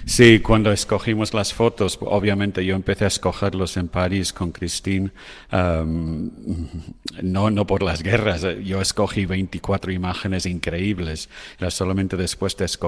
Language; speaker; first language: Spanish; non-native, fluent; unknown